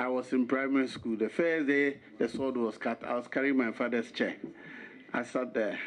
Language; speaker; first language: English; non-native, local second language; Akan